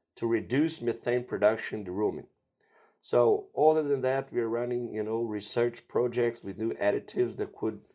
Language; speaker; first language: English; non-native, fluent; Portuguese